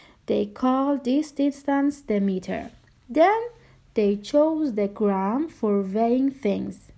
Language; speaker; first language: English; non-native, fluent; Persian